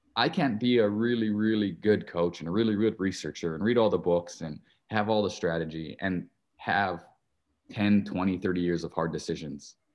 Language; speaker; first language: English; native; English